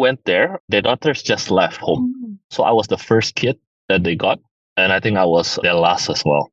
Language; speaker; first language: English; early bilingual, other home language; Indonesian